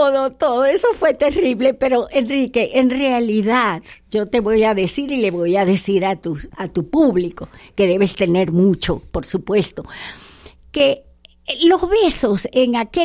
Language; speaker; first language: Spanish; native; Spanish